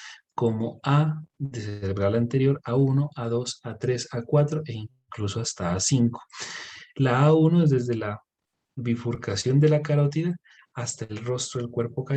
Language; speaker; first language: Spanish; native; Spanish